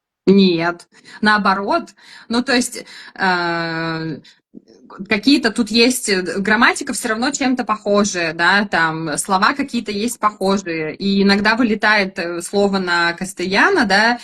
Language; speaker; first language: Russian; native; Russian